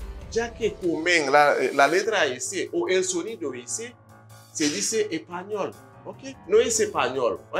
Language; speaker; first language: Spanish; non-native, fluent; Haitian Creole